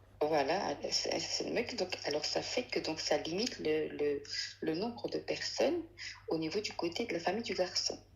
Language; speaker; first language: French; early bilingual, other home language; Arabic